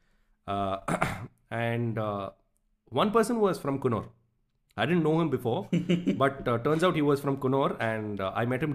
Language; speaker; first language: English; non-native, local second language; Tamil